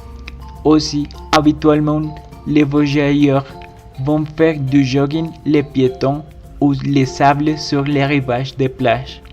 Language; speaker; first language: French; non-native, learner; Spanish